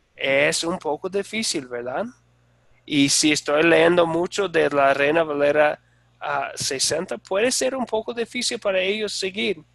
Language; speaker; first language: Spanish; non-native, fluent; English